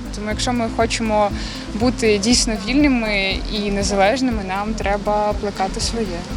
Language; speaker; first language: Ukrainian; non-native, local second language; Russian